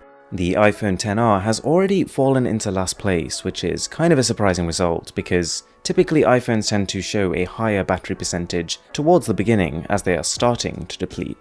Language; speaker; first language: English; native; English